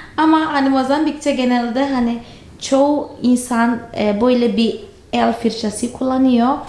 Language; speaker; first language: Turkish; non-native, fluent; Portuguese